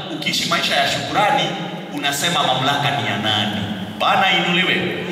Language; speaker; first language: Swahili; non-native, local second language; Kikuyu